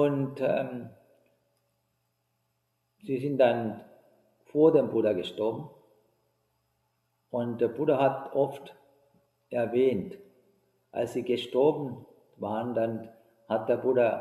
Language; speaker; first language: German; non-native, fluent; Sinhala